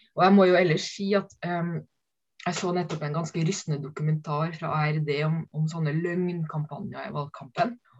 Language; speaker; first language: Norwegian; native; Norwegian